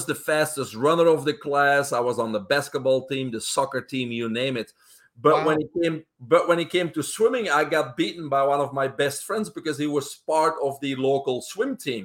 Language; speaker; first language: English; non-native, fluent; Dutch